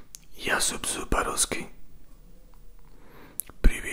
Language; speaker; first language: Russian; non-native, learner; Spanish